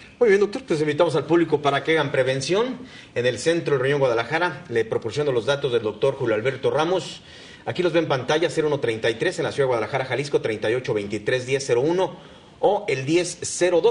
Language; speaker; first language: Spanish; native; Spanish